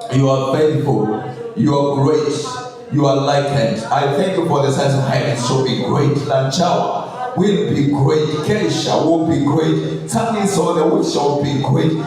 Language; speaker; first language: English; non-native, local second language; Swahili